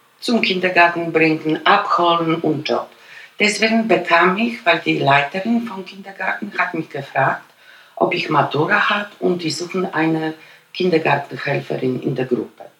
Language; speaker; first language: German; non-native, fluent; Polish